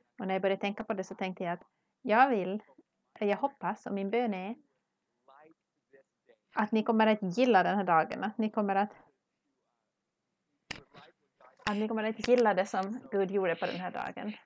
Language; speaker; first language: Swedish; non-native, learner; English